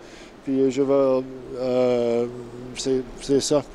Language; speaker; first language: French; non-native, learner; English